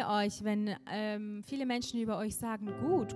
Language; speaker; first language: German; non-native, fluent; Russian